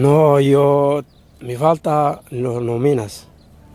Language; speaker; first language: Spanish; non-native, learner; Arabic